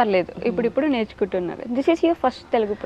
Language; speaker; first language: Telugu; native; Telugu